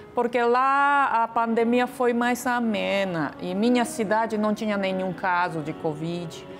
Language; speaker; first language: Portuguese; non-native, fluent; Japanese